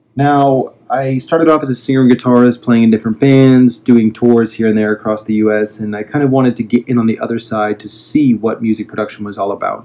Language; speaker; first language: English; native; English